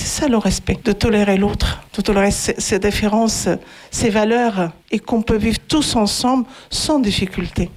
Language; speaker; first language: French; non-native, fluent; Arabic